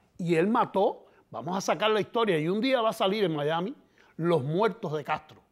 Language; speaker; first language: Spanish; native; Spanish